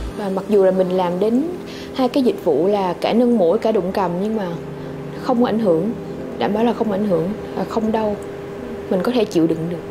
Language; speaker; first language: Vietnamese; native; Vietnamese